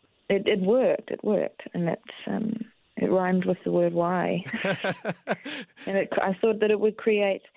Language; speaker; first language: English; native; English